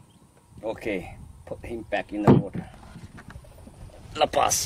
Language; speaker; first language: English; non-native, learner; Indonesian